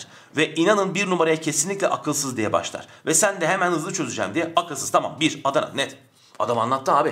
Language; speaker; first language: Turkish; native; Turkish